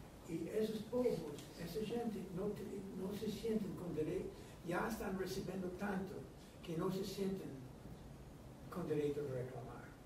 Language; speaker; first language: Portuguese; non-native, fluent; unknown